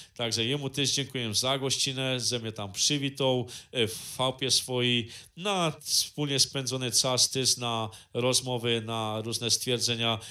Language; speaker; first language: Polish; native; Polish